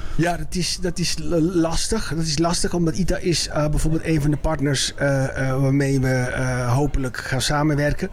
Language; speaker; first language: Dutch; early bilingual, other home language; Papiamento